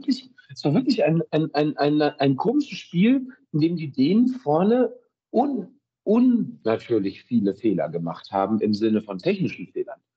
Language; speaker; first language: German; native; German